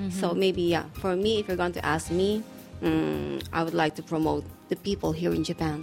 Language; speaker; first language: English; non-native, local second language; Filipino